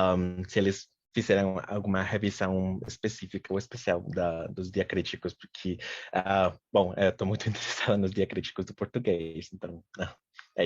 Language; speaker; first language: Portuguese; non-native, fluent; Spanish